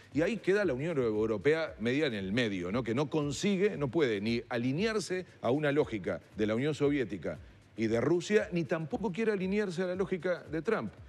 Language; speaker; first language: Spanish; native; Spanish